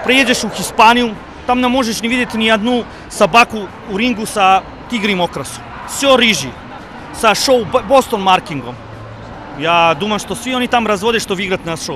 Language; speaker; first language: Russian; non-native, learner; Serbian